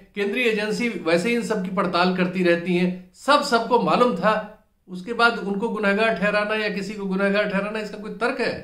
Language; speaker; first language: Hindi; native; Hindi